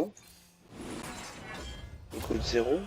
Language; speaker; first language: French; native; French